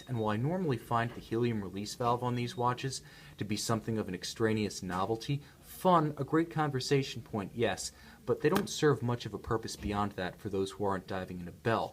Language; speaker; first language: English; native; English